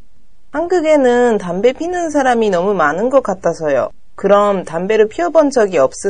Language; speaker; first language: Korean; non-native, learner; Japanese